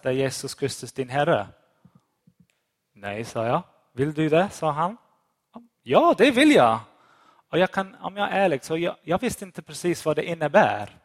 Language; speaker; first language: Swedish; non-native, fluent; English